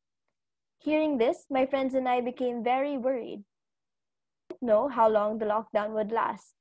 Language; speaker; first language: English; non-native, local second language; Cebuano